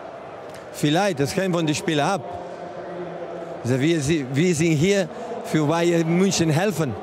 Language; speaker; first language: German; non-native, learner; Spanish